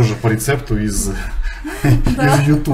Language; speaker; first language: Russian; native; Russian